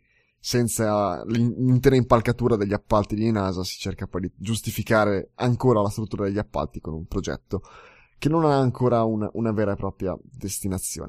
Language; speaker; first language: Italian; native; Italian